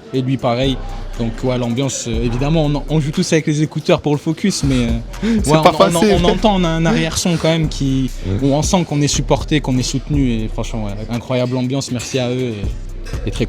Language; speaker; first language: French; native; French